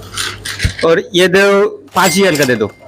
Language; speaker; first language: Hindi; non-native, learner; Bangla